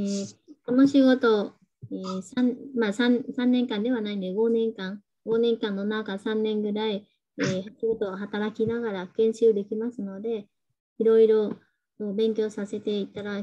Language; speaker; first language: Japanese; non-native, fluent; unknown